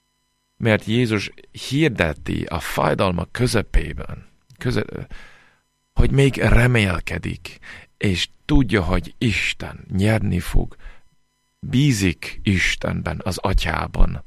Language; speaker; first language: Hungarian; non-native, fluent; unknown